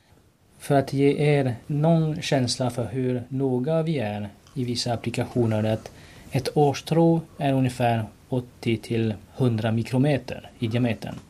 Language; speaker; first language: Swedish; non-native, fluent; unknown